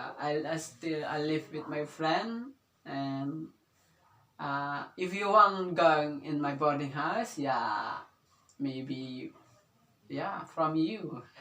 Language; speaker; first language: English; non-native, learner; Indonesian